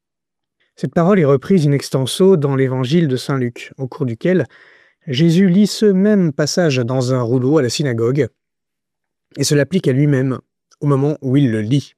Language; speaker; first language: French; native; French